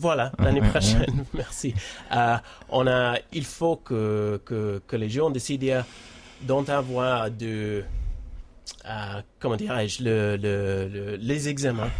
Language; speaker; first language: French; non-native, learner; English